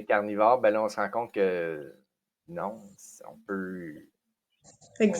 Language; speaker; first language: French; native; French